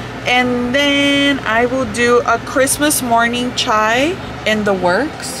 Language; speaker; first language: English; early bilingual, other home language; Spanish